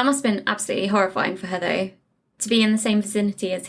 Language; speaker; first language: English; native; English